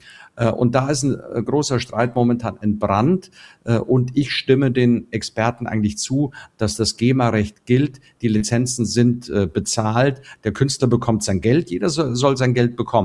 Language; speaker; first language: German; native; German